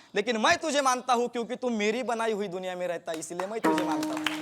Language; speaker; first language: Hindi; non-native, local second language; Marathi